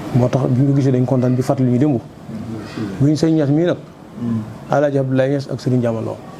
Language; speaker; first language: Wolof; native; Wolof